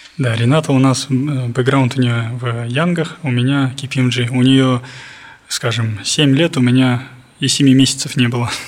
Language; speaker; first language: Russian; non-native, local second language; Kazakh